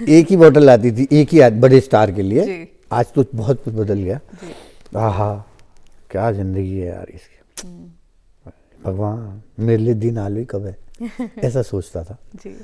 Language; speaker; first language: Hindi; native; Hindi